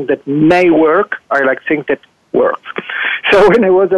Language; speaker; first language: English; non-native, fluent; Italian